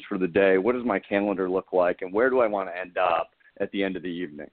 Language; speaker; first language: English; native; English